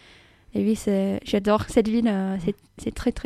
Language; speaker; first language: French; non-native, fluent; English